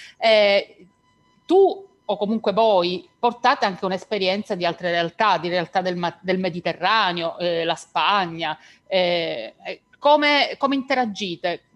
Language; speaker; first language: Italian; native; Italian